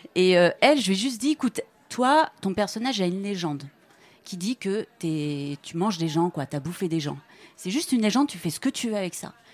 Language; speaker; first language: French; native; French